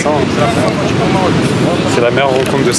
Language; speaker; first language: French; native; French